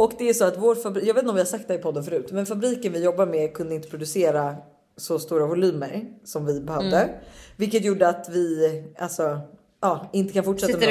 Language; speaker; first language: Swedish; native; Swedish